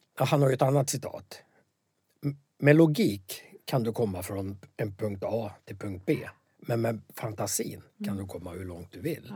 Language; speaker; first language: Swedish; native; Swedish